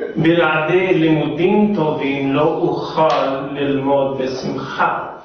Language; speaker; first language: Hebrew; non-native, learner; English